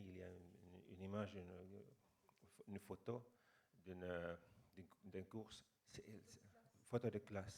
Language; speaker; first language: French; non-native, fluent; Finnish